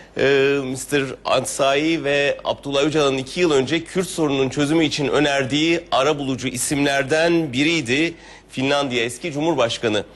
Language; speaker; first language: Turkish; native; Turkish